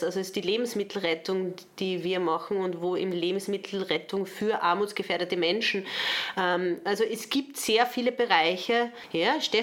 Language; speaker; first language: German; native; German